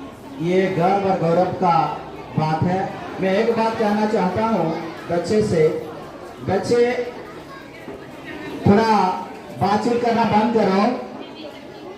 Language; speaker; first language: Hindi; non-native, local second language; Odia